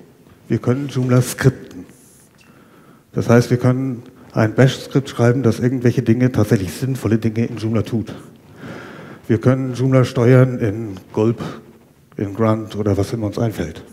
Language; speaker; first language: German; native; German